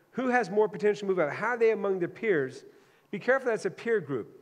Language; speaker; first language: English; native; English